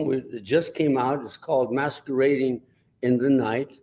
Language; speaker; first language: English; native; English